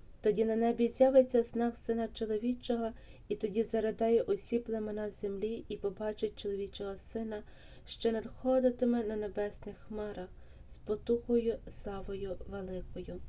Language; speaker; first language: Ukrainian; native; Ukrainian